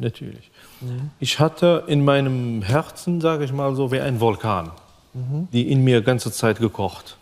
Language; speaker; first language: German; non-native, fluent; Arabic